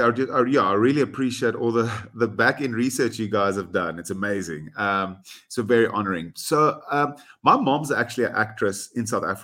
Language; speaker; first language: English; non-native, local second language; Afrikaans